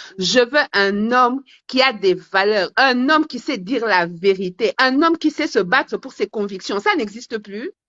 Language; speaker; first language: French; non-native, local second language; Wolof